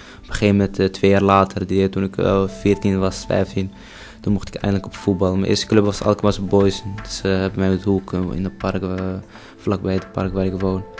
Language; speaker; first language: Dutch; early bilingual, other home language; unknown